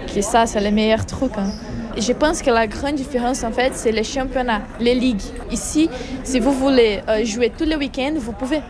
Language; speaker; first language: French; non-native, learner; Portuguese